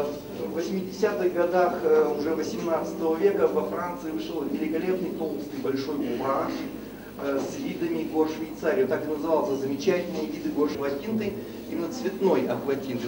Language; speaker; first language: Russian; native; Russian